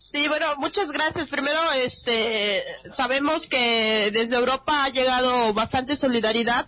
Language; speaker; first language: Spanish; native; Spanish